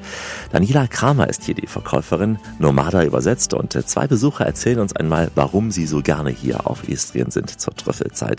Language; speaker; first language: German; native; German